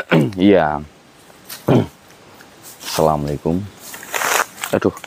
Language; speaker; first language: Indonesian; native; Indonesian